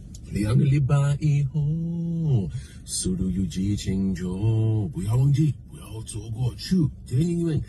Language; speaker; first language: Chinese; non-native, learner; English